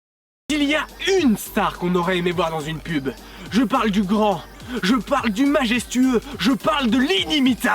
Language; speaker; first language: French; native; French